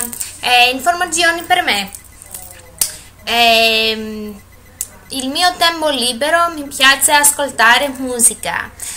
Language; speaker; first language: Italian; non-native, learner; Greek